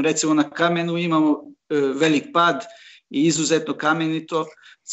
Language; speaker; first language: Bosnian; non-native, local second language; Hungarian